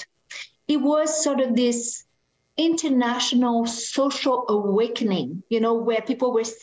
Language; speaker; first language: English; non-native, fluent; French